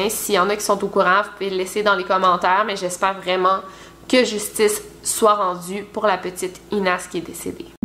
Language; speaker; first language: French; native; French